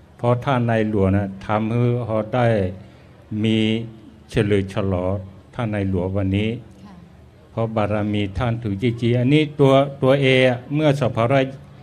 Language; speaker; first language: Thai; non-native, local second language; S'gaw Karen